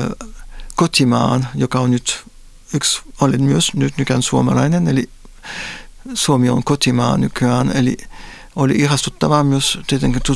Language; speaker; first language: Finnish; non-native, fluent; Spanish